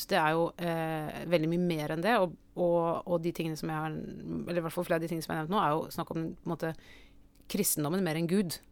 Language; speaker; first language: Norwegian; native; Norwegian